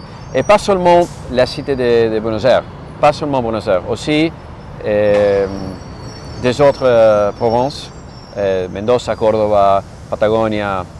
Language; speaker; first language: French; non-native, learner; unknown